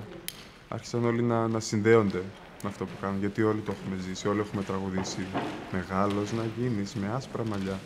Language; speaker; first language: Greek; native; Greek